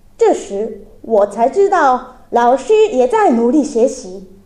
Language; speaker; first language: Chinese; non-native, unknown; Japanese